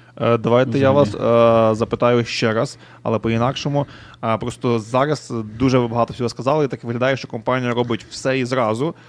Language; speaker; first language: Ukrainian; native; Ukrainian